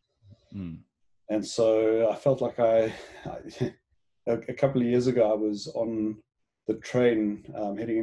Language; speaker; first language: English; native; English